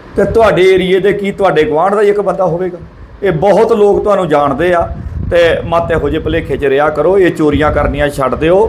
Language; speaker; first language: Punjabi; native; Punjabi